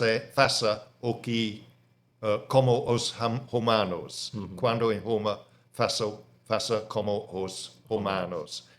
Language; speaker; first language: Portuguese; non-native, fluent; English